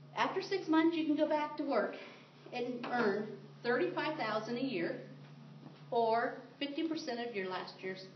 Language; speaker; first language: English; native; English